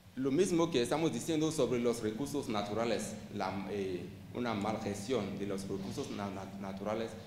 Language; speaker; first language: Spanish; non-native, fluent; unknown